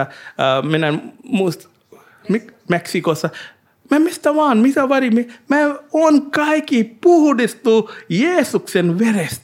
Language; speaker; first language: Finnish; non-native, learner; Hindi